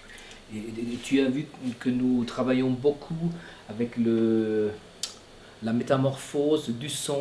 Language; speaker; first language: French; non-native, fluent; German